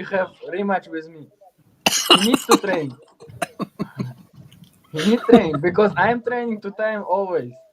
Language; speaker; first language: English; non-native, learner; Uzbek